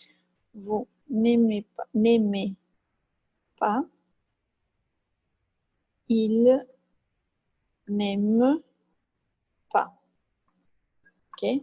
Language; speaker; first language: French; non-native, fluent; Portuguese